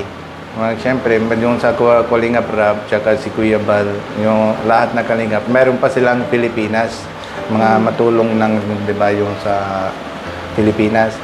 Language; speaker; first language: Filipino; non-native, learner; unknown